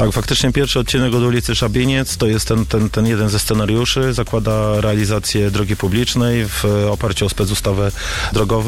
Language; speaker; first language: Polish; native; Polish